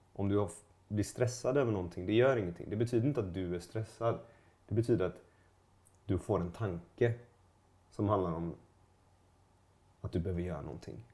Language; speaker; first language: Swedish; native; Swedish